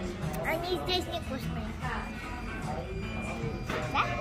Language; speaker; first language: Russian; early bilingual, heritage; Russian